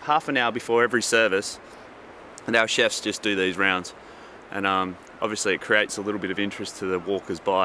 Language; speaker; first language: English; native; English